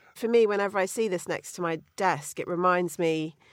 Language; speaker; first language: English; native; English